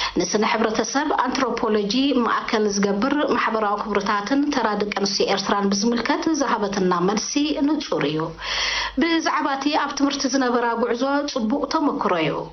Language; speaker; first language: Tigrinya; native; Tigrinya